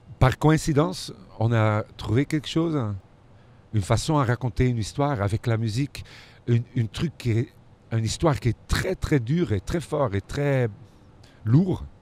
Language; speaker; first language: French; non-native, local second language; Dutch